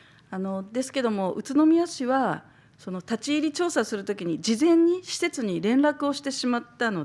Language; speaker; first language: Japanese; native; Japanese